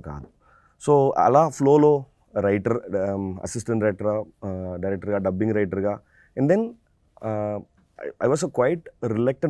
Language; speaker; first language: Telugu; non-native, fluent; Tamil